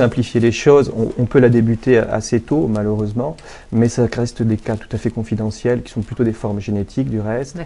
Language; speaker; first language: French; native; French